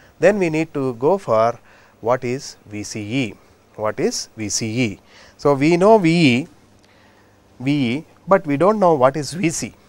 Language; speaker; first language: English; non-native, local second language; Kannada